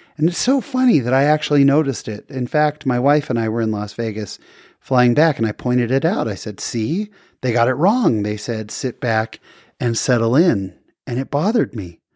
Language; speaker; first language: English; native; English